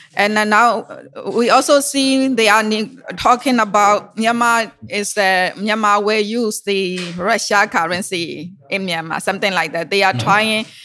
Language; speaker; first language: English; non-native, learner; Burmese